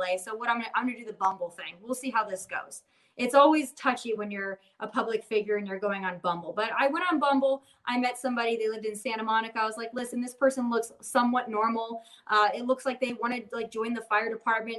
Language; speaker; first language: English; native; English